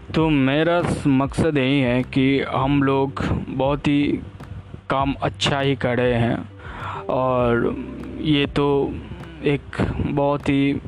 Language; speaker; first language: Hindi; native; Hindi